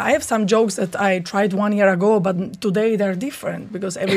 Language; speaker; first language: English; non-native, fluent; Italian